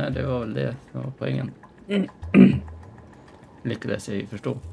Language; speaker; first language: Swedish; native; Swedish